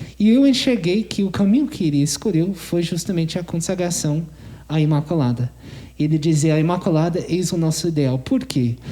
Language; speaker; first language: Portuguese; non-native, fluent; English